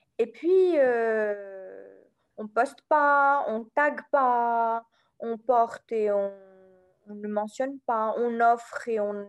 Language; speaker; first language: French; non-native, local second language; Arabic